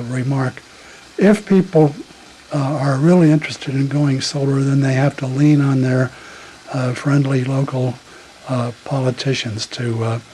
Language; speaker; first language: English; native; English